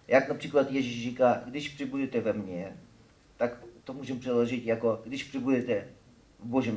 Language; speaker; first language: Czech; non-native, fluent; Ukrainian